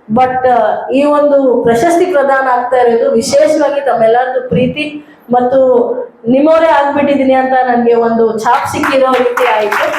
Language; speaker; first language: Kannada; non-native, local second language; Urdu